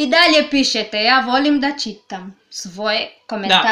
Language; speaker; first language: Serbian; non-native, learner; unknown